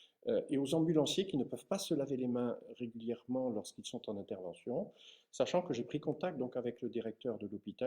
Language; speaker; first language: French; native; French